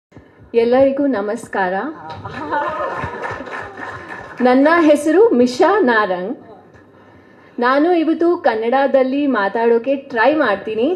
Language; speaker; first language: Kannada; non-native, learner; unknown